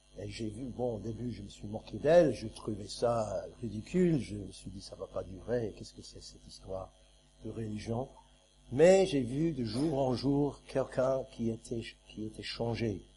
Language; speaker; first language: French; non-native, fluent; English